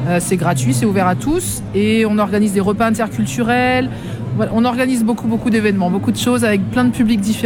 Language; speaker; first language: French; native; French